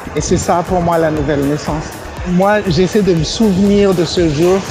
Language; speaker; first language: French; non-native, local second language; Malagasy